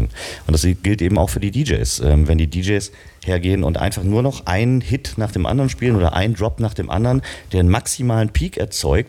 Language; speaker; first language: German; native; German